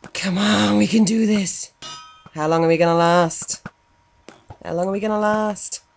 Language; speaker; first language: English; native; English